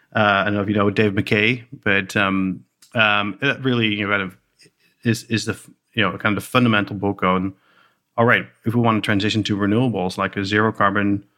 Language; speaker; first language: English; non-native, fluent; Dutch